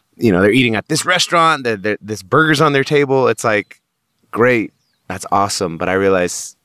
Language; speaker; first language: English; native; English